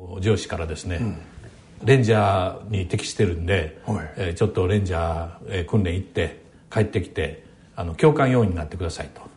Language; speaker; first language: Japanese; native; Japanese